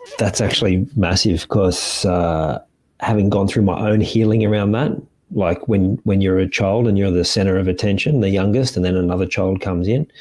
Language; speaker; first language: English; native; English